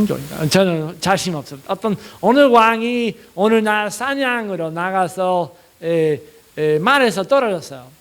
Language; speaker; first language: Korean; non-native, fluent; English